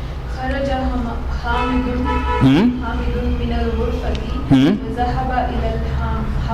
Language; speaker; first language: Arabic; non-native, learner; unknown